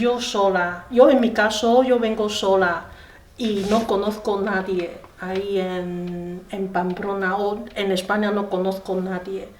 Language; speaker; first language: Spanish; non-native, learner; Chinese